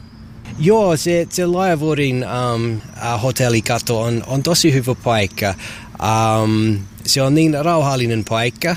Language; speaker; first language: Finnish; non-native, learner; English